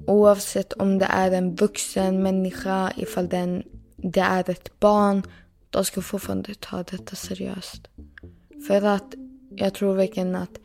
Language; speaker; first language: Swedish; early bilingual, other home language; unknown